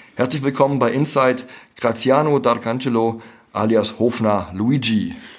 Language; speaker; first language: German; native; German